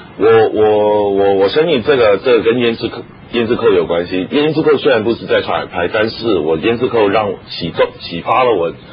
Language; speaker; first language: Chinese; non-native, local second language; Cantonese